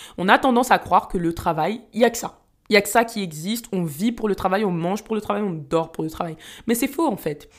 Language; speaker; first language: French; early bilingual, other home language; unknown